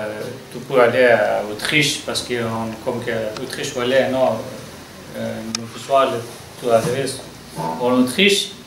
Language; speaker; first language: French; non-native, learner; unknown